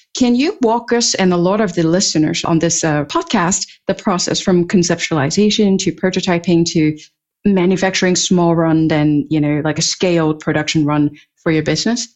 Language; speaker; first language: English; non-native, local second language; Cantonese